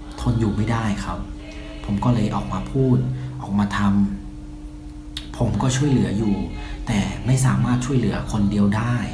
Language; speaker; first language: Thai; non-native, fluent; Burmese